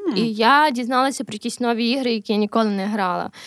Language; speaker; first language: Ukrainian; native; Ukrainian